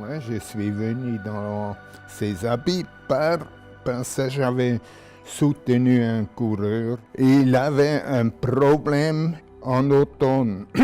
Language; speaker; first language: French; non-native, local second language; German